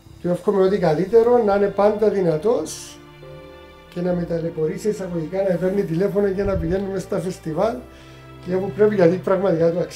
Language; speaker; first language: Greek; native; Greek